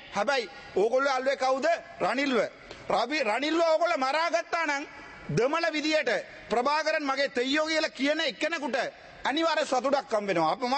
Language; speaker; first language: Sinhala; non-native, local second language; Tamil